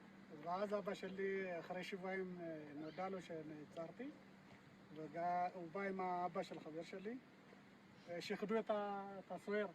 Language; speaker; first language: Hebrew; non-native, fluent; Amharic